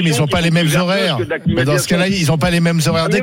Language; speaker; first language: French; native; French